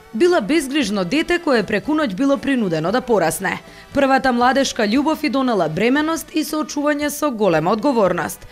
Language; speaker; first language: Macedonian; native; Macedonian